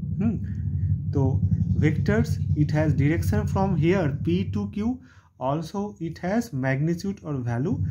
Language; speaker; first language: Hindi; non-native, local second language; Bangla